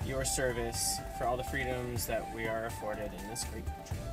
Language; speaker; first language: English; native; English